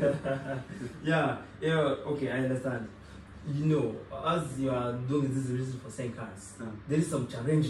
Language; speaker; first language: English; non-native, local second language; Kinyarwanda